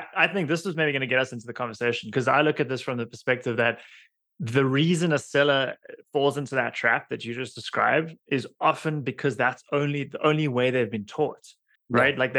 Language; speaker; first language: English; native; English